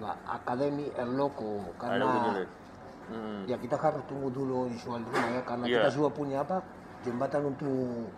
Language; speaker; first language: Indonesian; non-native, fluent; Spanish